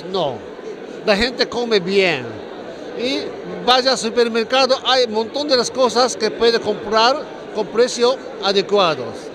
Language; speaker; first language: Spanish; non-native, fluent; Japanese